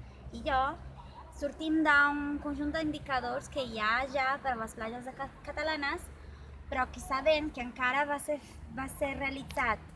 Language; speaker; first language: Catalan; non-native, fluent; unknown